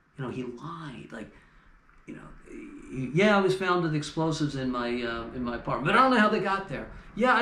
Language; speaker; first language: English; native; English